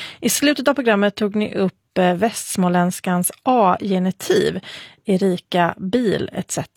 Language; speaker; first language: Swedish; native; Swedish